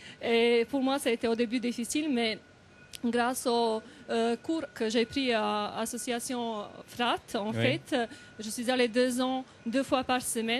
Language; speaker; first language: French; non-native, fluent; Serbian